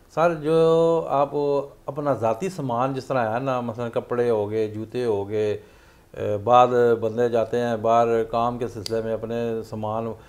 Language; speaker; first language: Urdu; non-native, local second language; Punjabi